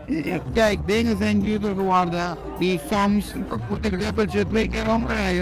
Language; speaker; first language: Dutch; non-native, local second language; Papiamento